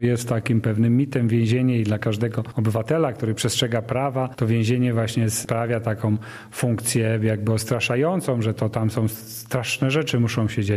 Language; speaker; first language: Polish; native; Polish